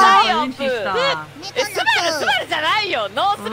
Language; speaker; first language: Japanese; native; Japanese